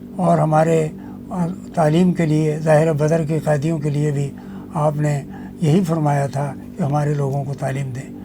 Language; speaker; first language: Urdu; non-native, local second language; Saraiki